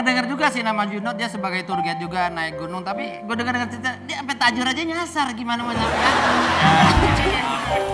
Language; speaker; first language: Indonesian; native; Indonesian